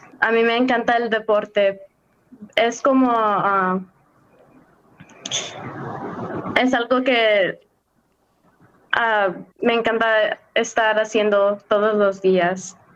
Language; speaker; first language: Spanish; early bilingual, heritage; English